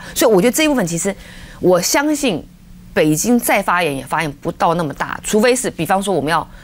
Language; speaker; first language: Chinese; native; Chinese